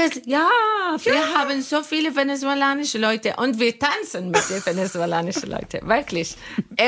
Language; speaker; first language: German; non-native, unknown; Arabic